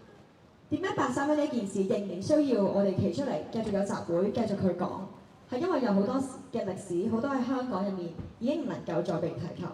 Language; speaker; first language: Cantonese; native; Cantonese